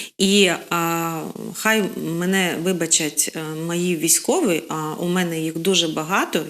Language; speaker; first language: Ukrainian; non-native, local second language; Russian